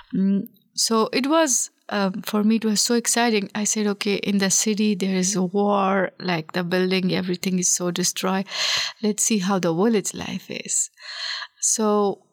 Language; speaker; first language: English; non-native, local second language; Pashto